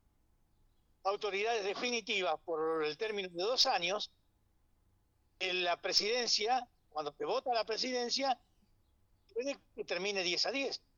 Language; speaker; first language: Spanish; native; Spanish